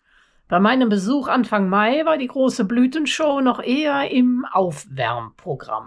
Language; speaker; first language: German; native; German